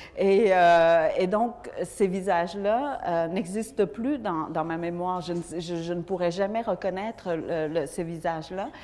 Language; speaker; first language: French; early bilingual, other home language; Vietnamese